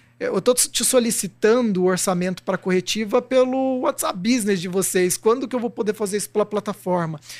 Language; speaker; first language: Portuguese; native; Portuguese